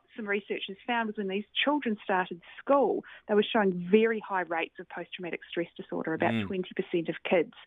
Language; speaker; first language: English; native; English